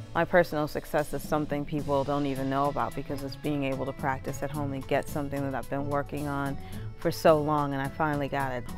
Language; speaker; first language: English; native; English